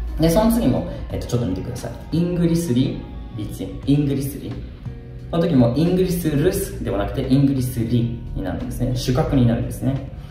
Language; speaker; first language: Japanese; native; Japanese